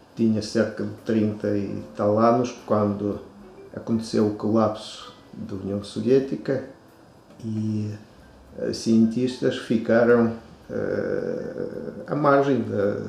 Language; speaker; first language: Portuguese; non-native, fluent; Russian